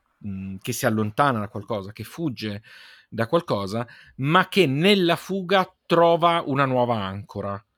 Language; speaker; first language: Italian; native; Italian